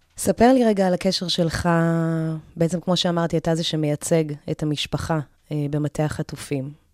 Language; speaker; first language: Hebrew; early bilingual, other home language; Amharic